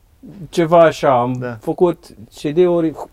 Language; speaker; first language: Romanian; non-native, learner; Dutch